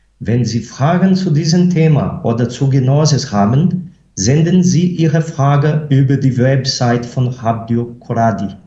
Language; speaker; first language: German; non-native, fluent; Portuguese